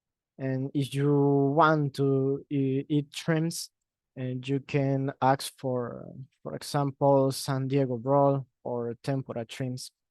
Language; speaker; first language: English; non-native, learner; Spanish